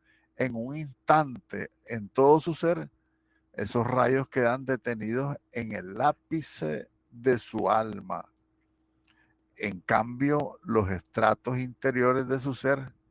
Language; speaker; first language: Spanish; native; Spanish